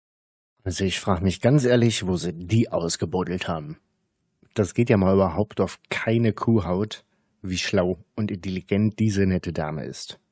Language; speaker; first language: German; native; German